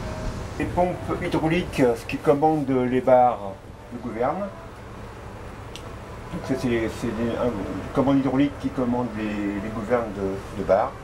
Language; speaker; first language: French; native; French